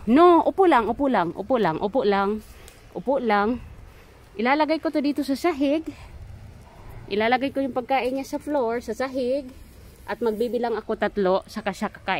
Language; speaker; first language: Filipino; non-native, local second language; Waray